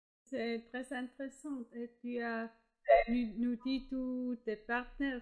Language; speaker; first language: French; non-native, fluent; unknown